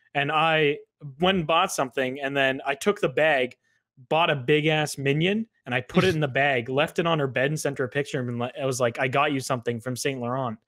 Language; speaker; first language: English; native; English